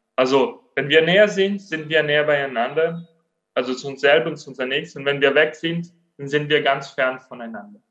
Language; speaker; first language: German; non-native, fluent; Portuguese